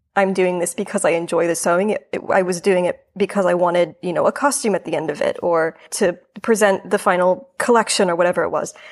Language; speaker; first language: English; native; English